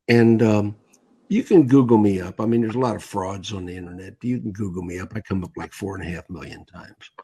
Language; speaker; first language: English; native; English